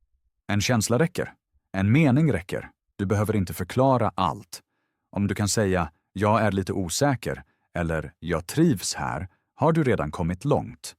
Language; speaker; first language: Swedish; non-native, fluent; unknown